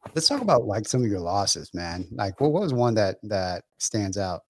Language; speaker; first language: English; early bilingual, other home language; Vietnamese